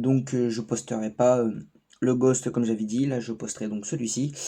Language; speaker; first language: French; native; French